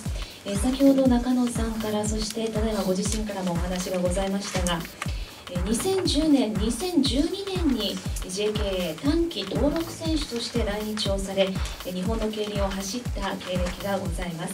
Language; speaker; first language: Japanese; native; Japanese